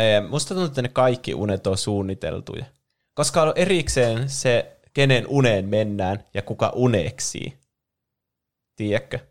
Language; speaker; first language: Finnish; native; Finnish